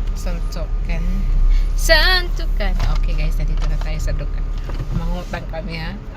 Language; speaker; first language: Filipino; non-native, local second language; Cebuano